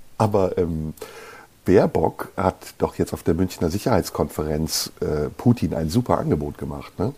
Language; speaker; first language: German; early bilingual, other home language; Turkish